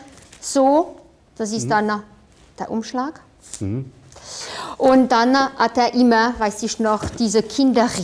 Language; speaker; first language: German; non-native, fluent; French